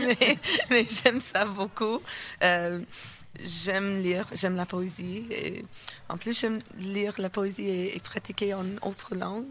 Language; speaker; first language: French; non-native, fluent; English